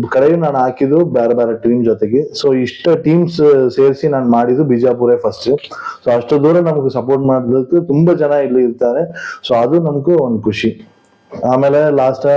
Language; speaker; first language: Kannada; non-native, local second language; Tamil